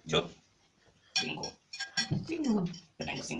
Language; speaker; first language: Spanish; non-native, learner; Haitian Creole